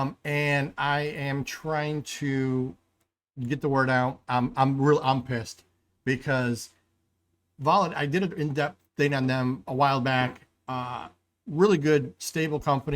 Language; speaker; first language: English; native; English